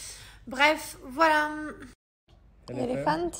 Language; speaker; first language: French; native; French